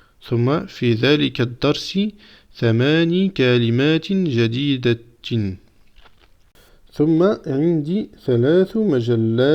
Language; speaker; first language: Arabic; non-native, fluent; French